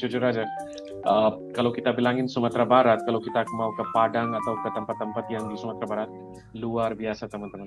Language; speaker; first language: Indonesian; non-native, fluent; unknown